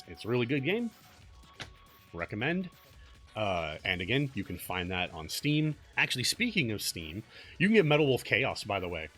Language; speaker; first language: English; native; English